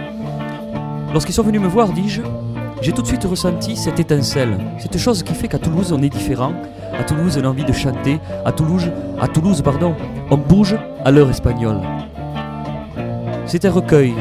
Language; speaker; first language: French; native; French